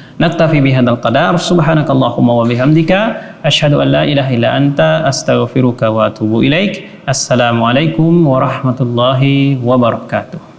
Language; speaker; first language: Arabic; non-native, fluent; Indonesian